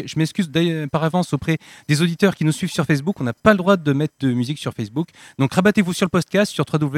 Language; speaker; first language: French; native; French